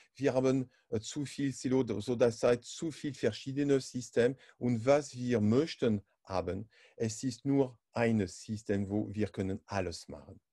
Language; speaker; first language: German; non-native, learner; French